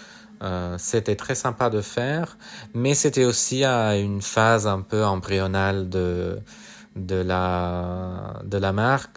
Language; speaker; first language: French; non-native, fluent; Italian